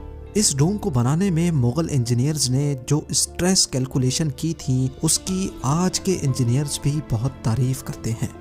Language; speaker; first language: Urdu; native; Urdu